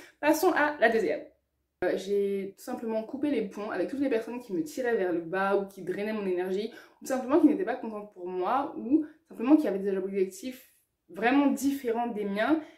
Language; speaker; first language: French; native; French